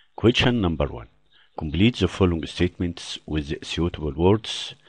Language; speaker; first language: English; non-native, fluent; Arabic